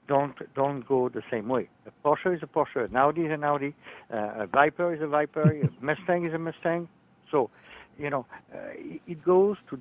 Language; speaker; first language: English; non-native, fluent; French